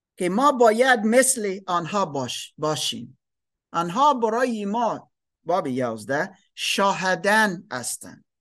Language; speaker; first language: Persian; non-native, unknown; German